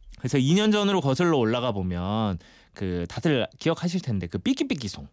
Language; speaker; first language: Korean; native; Korean